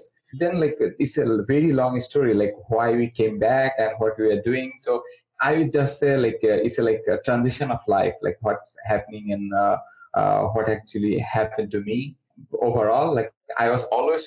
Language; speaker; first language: English; non-native, local second language; Bangla